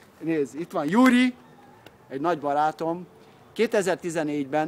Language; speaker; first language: Hungarian; early bilingual, heritage; Hungarian